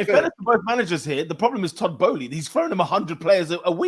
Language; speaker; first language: English; native; English